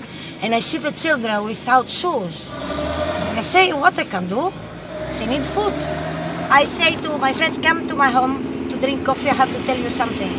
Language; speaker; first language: English; non-native, local second language; Greek